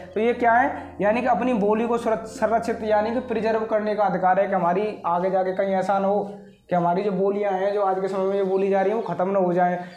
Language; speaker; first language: Hindi; native; Hindi